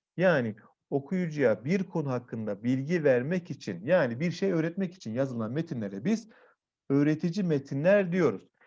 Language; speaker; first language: Turkish; native; Turkish